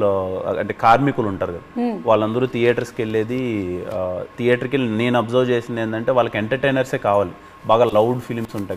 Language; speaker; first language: Telugu; native; Telugu